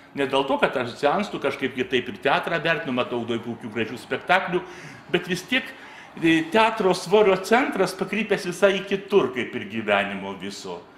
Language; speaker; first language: Lithuanian; native; Lithuanian